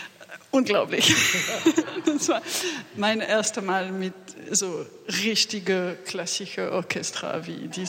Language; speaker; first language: German; non-native, fluent; French